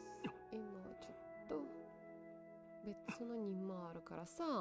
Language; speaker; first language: Japanese; non-native, learner; Russian